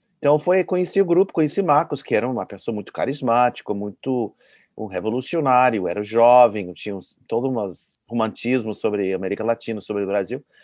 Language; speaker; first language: Portuguese; non-native, fluent; English